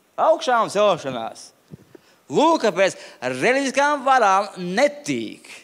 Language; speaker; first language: Latvian; non-native, local second language; Russian